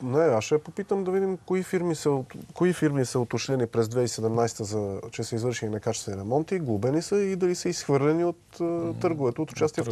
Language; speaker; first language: Bulgarian; native; Bulgarian